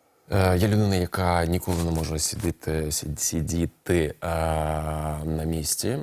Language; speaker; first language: Ukrainian; non-native, fluent; Russian